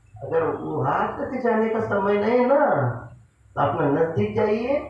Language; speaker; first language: Hindi; non-native, local second language; Marathi